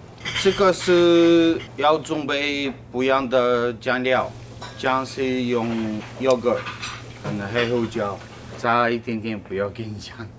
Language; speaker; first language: Chinese; non-native, learner; Russian